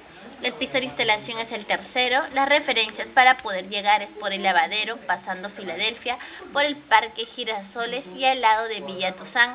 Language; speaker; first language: Spanish; native; Spanish